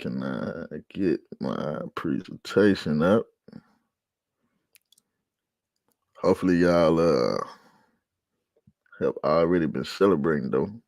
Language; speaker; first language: English; native; English